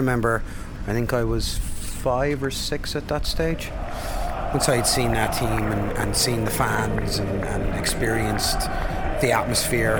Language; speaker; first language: English; native; English